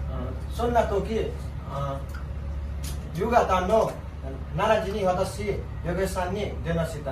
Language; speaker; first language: Japanese; non-native, learner; Nepali